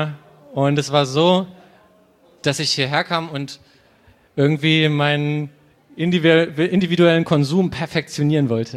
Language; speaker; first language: German; native; German